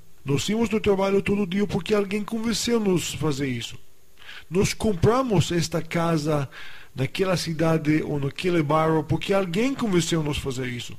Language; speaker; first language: Portuguese; non-native, fluent; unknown